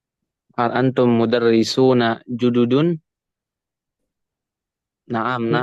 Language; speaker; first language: Arabic; non-native, learner; Indonesian